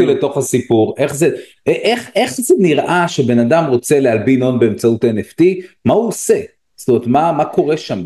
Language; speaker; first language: Hebrew; native; Hebrew